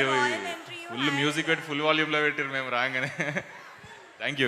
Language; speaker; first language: Telugu; native; Telugu